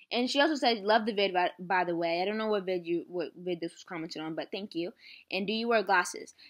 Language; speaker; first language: English; native; English